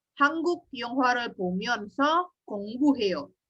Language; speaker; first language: Korean; non-native, fluent; Indonesian